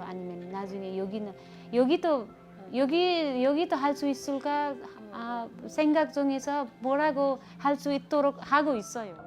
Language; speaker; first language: Korean; non-native, learner; Nepali